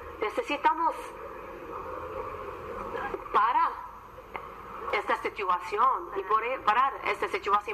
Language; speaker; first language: Spanish; non-native, learner; Arabic